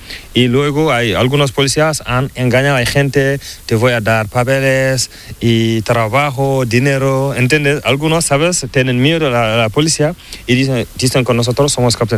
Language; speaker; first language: Spanish; non-native, learner; Fula